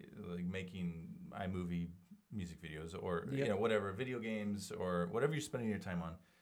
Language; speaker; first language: English; native; English